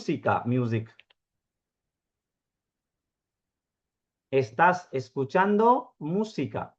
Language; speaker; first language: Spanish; non-native, fluent; Urdu